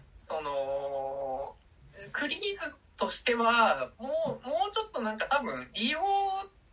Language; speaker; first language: Japanese; native; Japanese